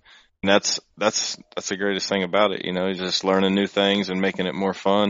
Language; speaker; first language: English; native; English